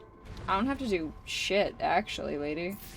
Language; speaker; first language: English; native; English